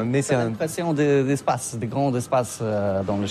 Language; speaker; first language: French; non-native, learner; Polish